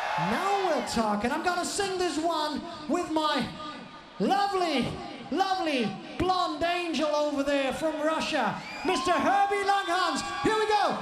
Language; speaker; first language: English; non-native, fluent; German